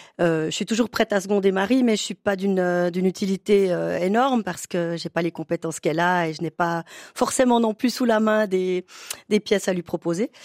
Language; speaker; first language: French; native; French